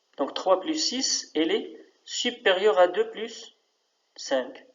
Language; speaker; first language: French; non-native, local second language; Arabic